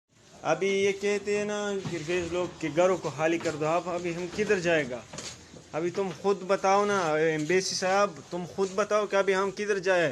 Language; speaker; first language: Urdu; non-native, local second language; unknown